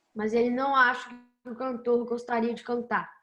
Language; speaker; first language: Portuguese; early bilingual, heritage; Portuguese